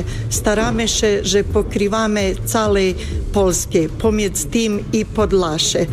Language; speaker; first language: Polish; non-native, fluent; Bosnian